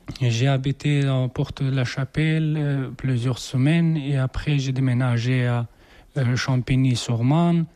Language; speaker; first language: French; non-native, learner; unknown